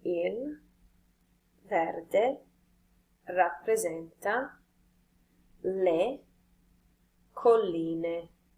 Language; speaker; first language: Italian; non-native, fluent; English